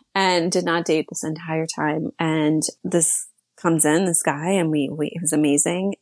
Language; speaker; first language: English; early bilingual, other home language; Slovak